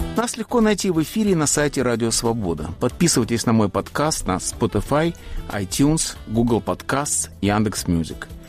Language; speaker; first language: Russian; native; Russian